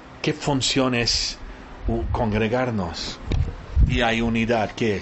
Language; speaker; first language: Spanish; early bilingual, heritage; Spanish